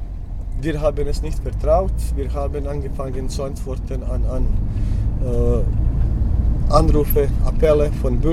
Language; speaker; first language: German; non-native, learner; Bosnian